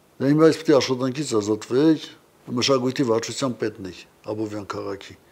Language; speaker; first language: Armenian; native; Armenian